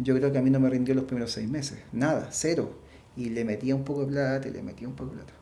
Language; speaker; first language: Spanish; native; Spanish